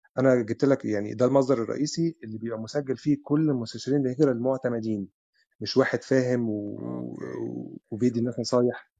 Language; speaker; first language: Arabic; native; Arabic